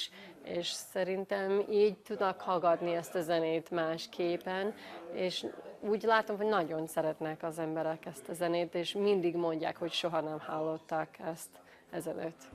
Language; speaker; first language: Hungarian; non-native, fluent; English